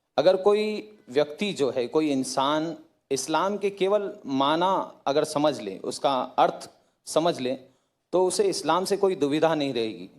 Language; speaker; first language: Hindi; native; Hindi